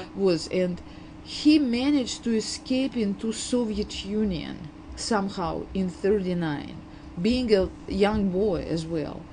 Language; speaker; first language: English; non-native, fluent; Uzbek